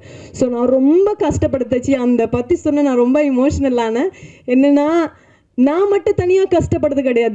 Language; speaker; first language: Tamil; non-native, fluent; Punjabi